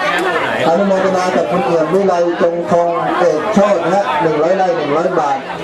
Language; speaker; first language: Thai; native; Thai